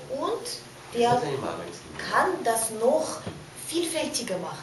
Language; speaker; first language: German; non-native, fluent; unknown